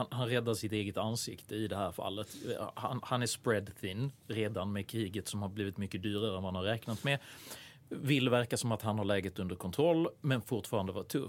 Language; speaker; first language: Swedish; native; Swedish